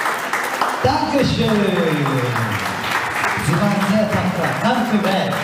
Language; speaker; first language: German; non-native, learner; Turkish